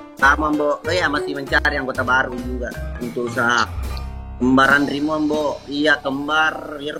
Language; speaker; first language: Indonesian; non-native, local second language; Buginese